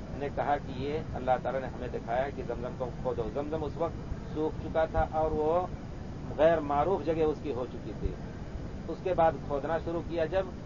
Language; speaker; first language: Urdu; native; Urdu